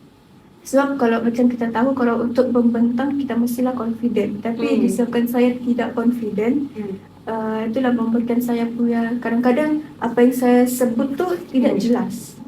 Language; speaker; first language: Malay; native; Malay